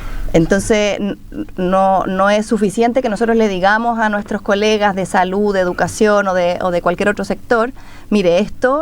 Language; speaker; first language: Spanish; native; Spanish